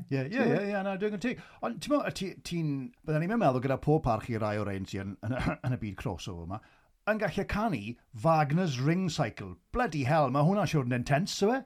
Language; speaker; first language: Welsh; native; Welsh